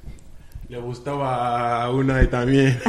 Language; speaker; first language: Spanish; non-native, fluent; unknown